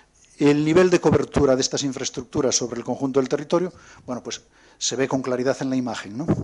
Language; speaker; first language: Spanish; native; Spanish